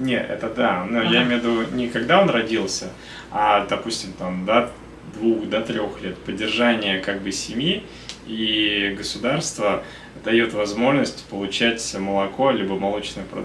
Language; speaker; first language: Russian; native; Russian